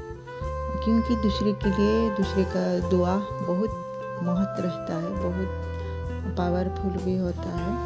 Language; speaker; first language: Hindi; non-native, local second language; Odia